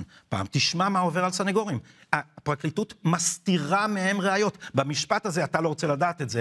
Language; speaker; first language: Hebrew; native; Hebrew